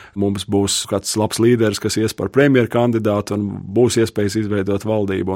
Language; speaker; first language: Latvian; native; Latvian